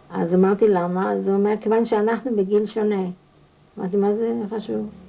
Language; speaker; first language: Hebrew; non-native, fluent; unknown